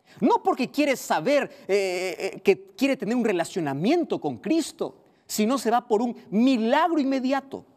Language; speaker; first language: Spanish; native; Spanish